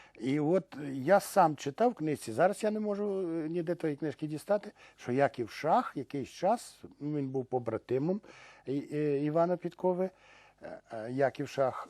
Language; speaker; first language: Ukrainian; native; Ukrainian